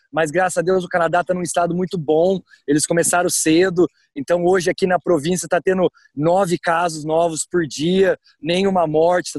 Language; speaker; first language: Portuguese; early bilingual, heritage; Portuguese